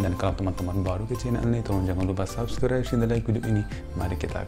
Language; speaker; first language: Indonesian; non-native, fluent; Urdu